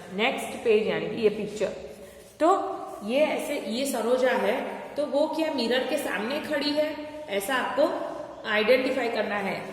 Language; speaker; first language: Hindi; non-native, local second language; Gujarati